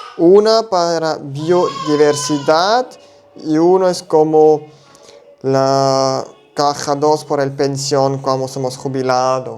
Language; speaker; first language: Spanish; non-native, learner; German